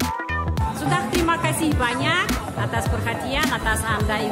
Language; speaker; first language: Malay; non-native, fluent; Russian